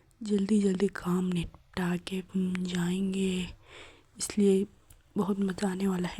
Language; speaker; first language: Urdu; non-native, local second language; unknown